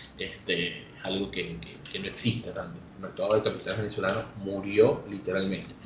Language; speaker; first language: Spanish; native; Spanish